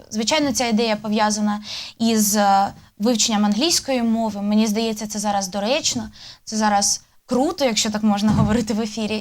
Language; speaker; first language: Ukrainian; native; Ukrainian